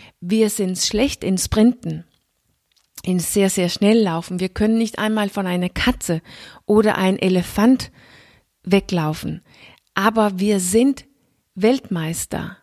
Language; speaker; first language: German; non-native, fluent; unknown